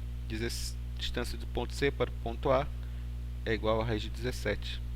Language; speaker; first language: Portuguese; native; Portuguese